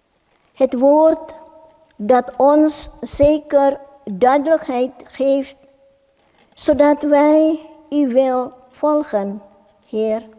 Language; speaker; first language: Dutch; non-native, fluent; Indonesian